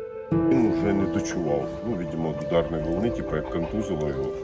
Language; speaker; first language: Ukrainian; native; Ukrainian